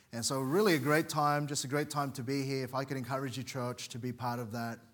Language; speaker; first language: English; native; English